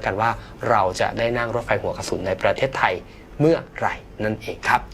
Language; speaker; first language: Thai; native; Thai